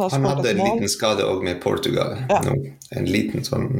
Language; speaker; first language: Norwegian; non-native, fluent; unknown